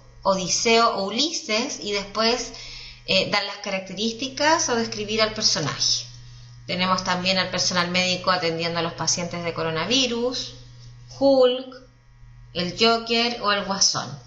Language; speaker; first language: Spanish; native; Spanish